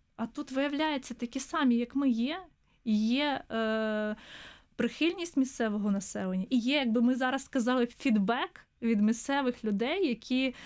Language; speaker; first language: Ukrainian; native; Ukrainian